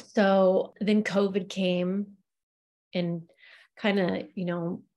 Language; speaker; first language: English; native; English